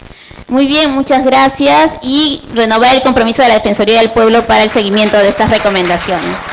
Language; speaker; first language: Spanish; native; Spanish